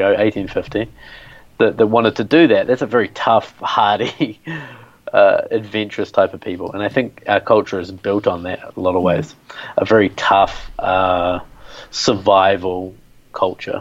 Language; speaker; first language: English; native; English